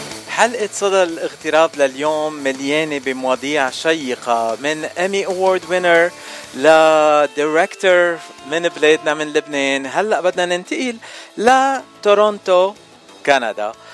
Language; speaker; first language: Arabic; native; Arabic